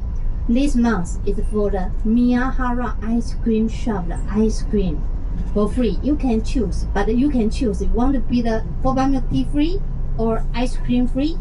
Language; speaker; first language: English; non-native, learner; Chinese